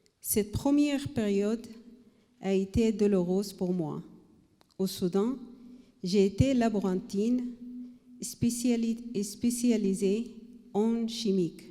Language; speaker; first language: French; non-native, learner; Arabic